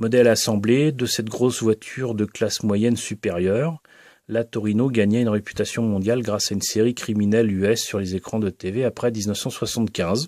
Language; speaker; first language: French; native; French